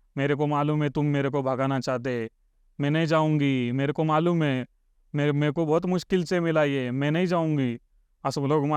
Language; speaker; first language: Hindi; non-native, local second language; Marathi